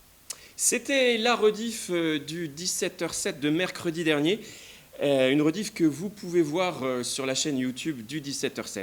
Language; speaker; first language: French; native; French